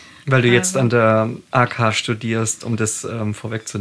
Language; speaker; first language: German; native; German